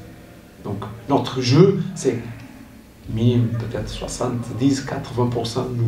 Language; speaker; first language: French; non-native, learner; Portuguese